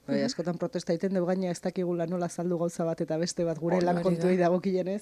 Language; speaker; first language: Basque; native; Basque